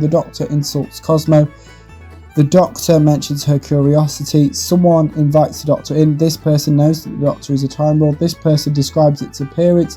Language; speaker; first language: English; native; English